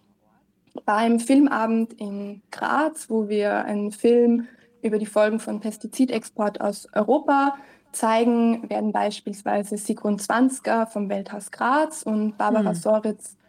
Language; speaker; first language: German; native; German